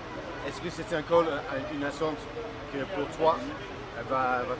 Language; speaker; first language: French; non-native, fluent; English